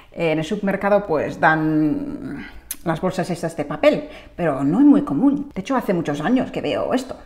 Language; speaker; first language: Spanish; non-native, fluent; English